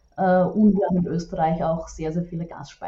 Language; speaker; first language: German; native; German